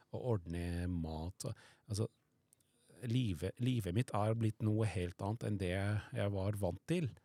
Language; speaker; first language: Norwegian; non-native, fluent; Arabic